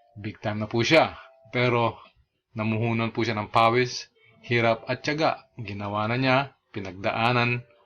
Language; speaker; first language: Filipino; non-native, local second language; Iloko